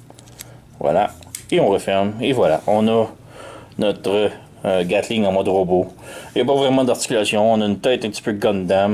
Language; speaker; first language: French; native; French